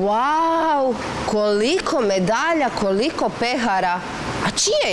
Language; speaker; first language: Croatian; native; Croatian